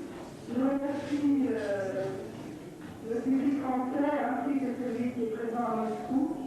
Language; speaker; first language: French; non-native, fluent; Russian